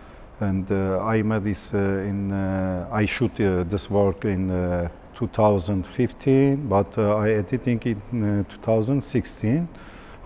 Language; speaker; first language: English; non-native, learner; Turkish